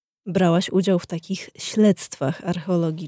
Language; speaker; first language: Polish; native; Polish